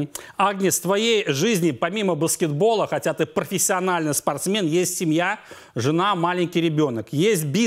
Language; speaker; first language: Russian; native; Russian